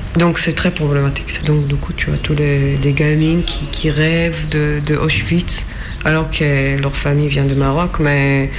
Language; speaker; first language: French; non-native, fluent; Hebrew